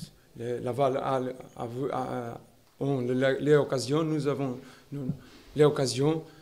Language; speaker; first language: French; non-native, learner; Portuguese